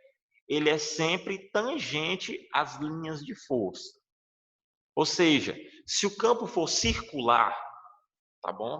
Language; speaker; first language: Portuguese; native; Portuguese